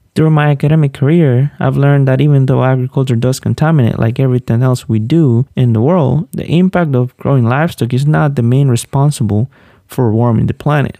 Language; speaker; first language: English; non-native, fluent; Spanish